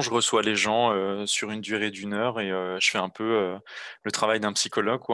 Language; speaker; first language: French; native; French